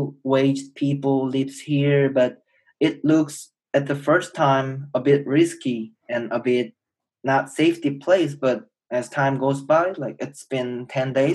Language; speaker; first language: English; non-native, fluent; Korean